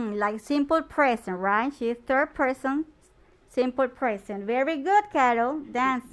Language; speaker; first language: English; non-native, fluent; Spanish